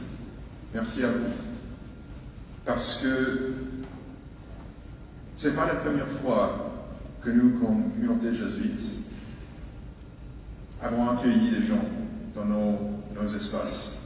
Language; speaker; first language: French; non-native, fluent; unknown